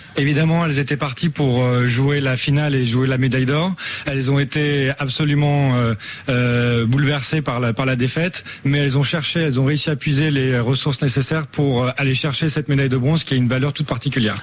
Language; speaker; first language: French; native; French